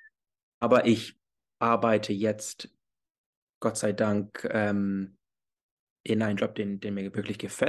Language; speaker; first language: German; early bilingual, heritage; English